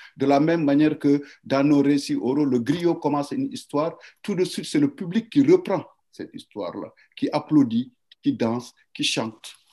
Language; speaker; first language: French; non-native, local second language; Wolof